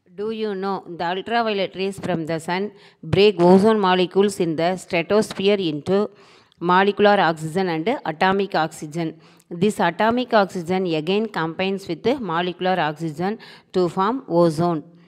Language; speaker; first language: English; non-native, local second language; Tamil